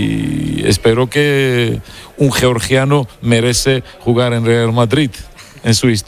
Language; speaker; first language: Spanish; non-native, fluent; Georgian